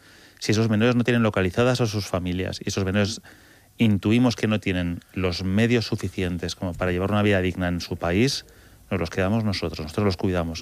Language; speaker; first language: Spanish; native; Spanish